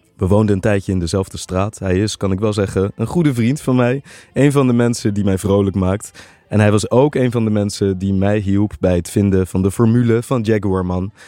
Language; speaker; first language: Dutch; native; Dutch